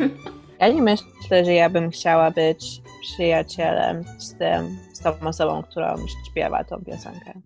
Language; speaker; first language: Polish; early bilingual, heritage; Polish